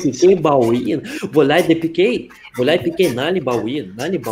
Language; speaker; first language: Chinese; non-native, learner; Russian